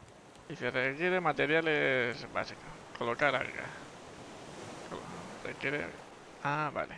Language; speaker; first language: Spanish; native; Spanish